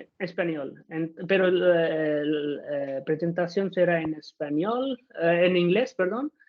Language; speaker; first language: Spanish; non-native, fluent; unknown